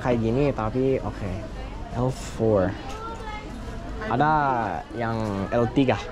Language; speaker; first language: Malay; non-native, learner; English